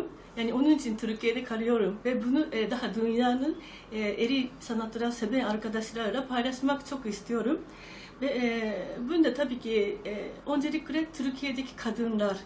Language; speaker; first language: Turkish; non-native, fluent; Japanese